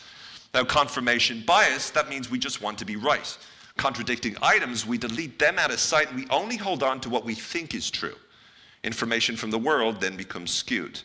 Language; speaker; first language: English; native; English